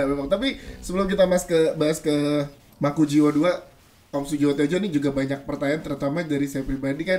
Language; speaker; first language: Indonesian; native; Indonesian